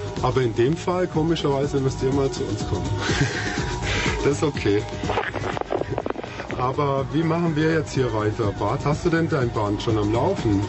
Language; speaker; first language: German; native; German